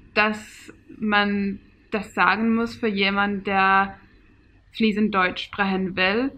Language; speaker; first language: German; non-native, fluent; Finnish